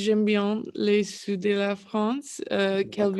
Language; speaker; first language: French; non-native, learner; English